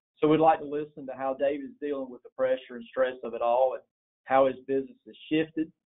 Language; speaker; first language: English; native; English